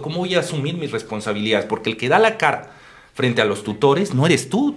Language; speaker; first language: Spanish; native; Spanish